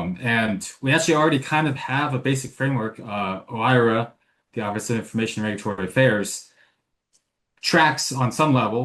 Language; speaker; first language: English; native; English